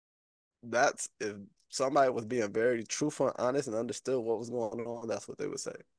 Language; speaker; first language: English; native; English